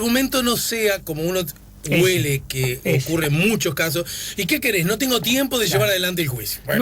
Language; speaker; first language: Spanish; native; Spanish